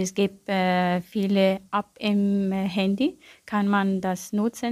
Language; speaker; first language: German; non-native, learner; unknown